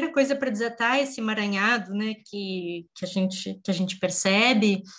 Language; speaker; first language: Portuguese; native; Portuguese